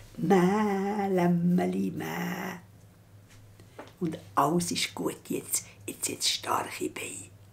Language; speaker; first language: German; native; German